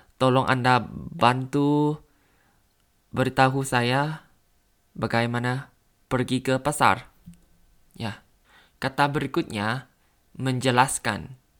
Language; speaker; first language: Indonesian; non-native, learner; Thai